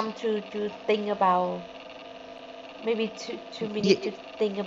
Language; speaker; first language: English; non-native, learner; Vietnamese